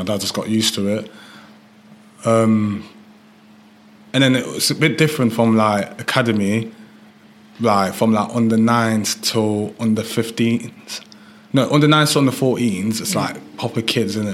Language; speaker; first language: English; early bilingual, other home language; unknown